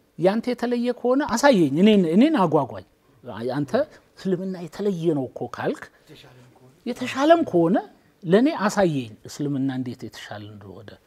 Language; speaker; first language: Amharic; native; Amharic